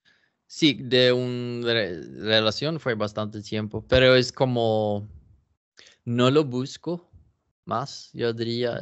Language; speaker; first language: Spanish; non-native, learner; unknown